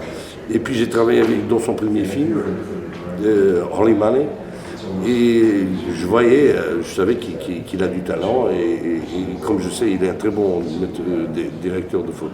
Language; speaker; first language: French; non-native, fluent; Portuguese